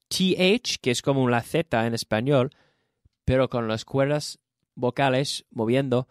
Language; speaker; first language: Spanish; non-native, fluent; English